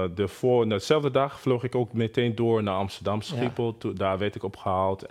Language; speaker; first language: Dutch; non-native, fluent; Bini